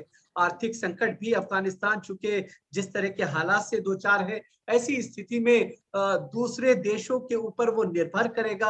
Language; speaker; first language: Hindi; native; Hindi